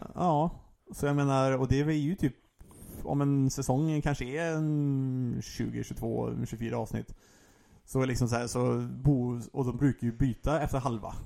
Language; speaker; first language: Swedish; native; Swedish